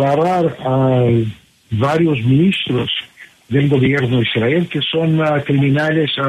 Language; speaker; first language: Spanish; non-native, fluent; English